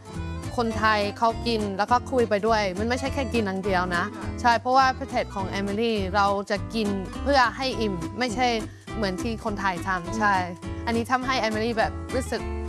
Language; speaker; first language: Thai; non-native, fluent; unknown